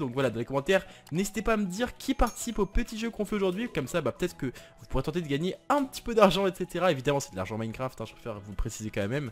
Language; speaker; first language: French; native; French